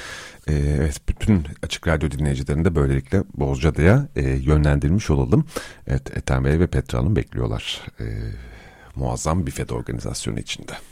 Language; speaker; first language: Turkish; native; Turkish